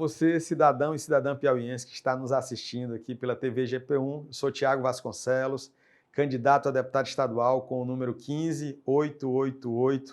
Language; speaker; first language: Portuguese; native; Portuguese